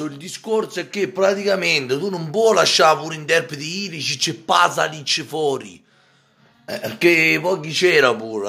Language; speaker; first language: Italian; native; Italian